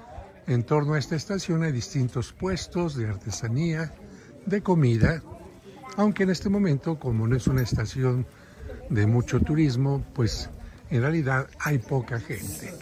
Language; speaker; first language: Spanish; native; Spanish